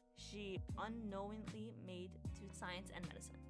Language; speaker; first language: English; early bilingual, other home language; Spanish